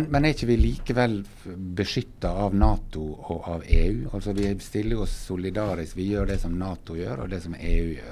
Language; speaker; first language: Norwegian; native; Norwegian